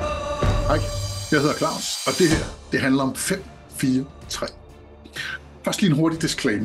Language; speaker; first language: Danish; native; Danish